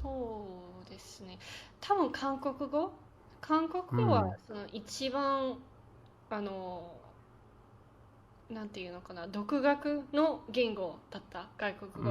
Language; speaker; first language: Japanese; non-native, fluent; Afrikaans